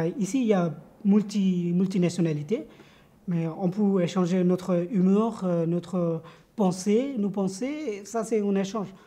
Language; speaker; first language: French; non-native, fluent; Bangla